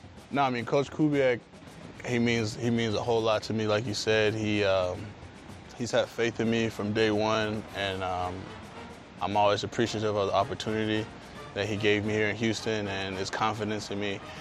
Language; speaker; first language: English; native; English